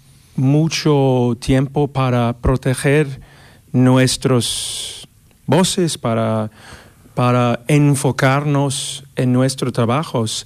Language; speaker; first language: Spanish; non-native, fluent; English